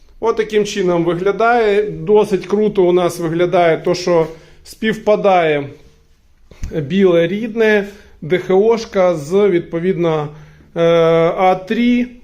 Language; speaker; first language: Ukrainian; native; Ukrainian